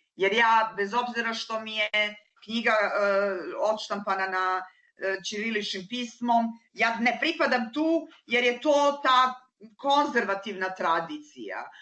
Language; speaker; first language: Serbian; native; Serbian